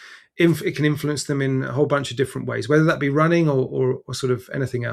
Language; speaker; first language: English; native; English